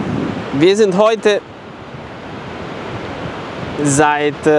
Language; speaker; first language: German; non-native, fluent; Serbian